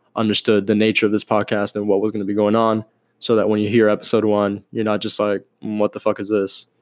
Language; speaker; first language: English; native; English